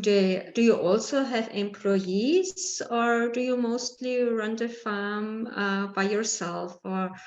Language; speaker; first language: English; non-native, learner; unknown